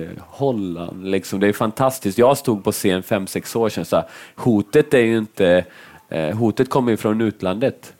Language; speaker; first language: Swedish; early bilingual, other home language; Finnish